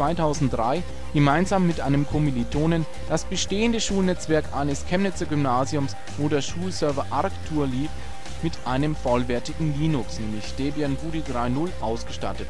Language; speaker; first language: German; native; German